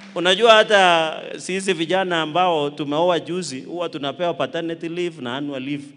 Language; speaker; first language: Swahili; non-native, local second language; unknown